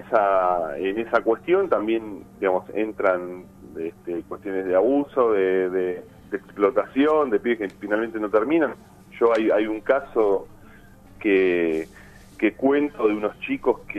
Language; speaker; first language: Spanish; native; Spanish